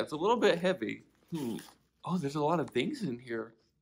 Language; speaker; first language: English; native; English